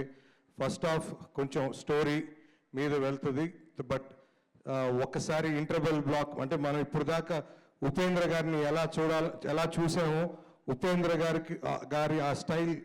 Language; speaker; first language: Telugu; native; Telugu